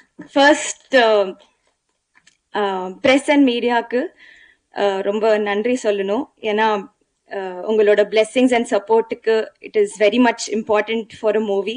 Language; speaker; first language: Tamil; non-native, learner; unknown